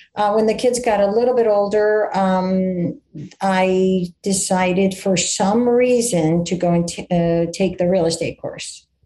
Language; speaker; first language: English; early bilingual, other home language; Greek